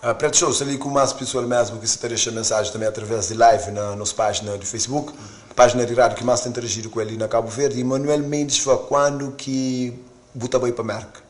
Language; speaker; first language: Portuguese; non-native, local second language; Kabuverdianu